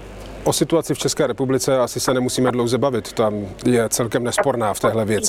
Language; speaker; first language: Czech; native; Czech